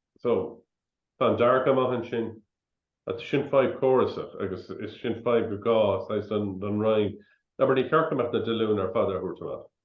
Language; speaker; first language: Irish; non-native, local second language; English